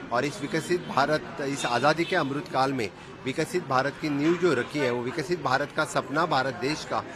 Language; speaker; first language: Hindi; non-native, local second language; Konkani